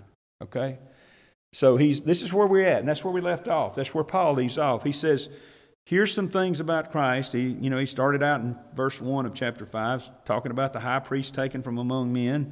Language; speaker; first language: English; native; English